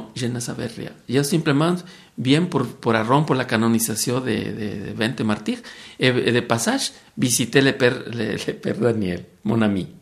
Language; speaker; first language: French; non-native, fluent; Spanish